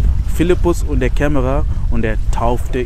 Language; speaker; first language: German; non-native, fluent; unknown